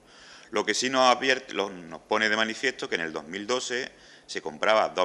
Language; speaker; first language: Spanish; native; Spanish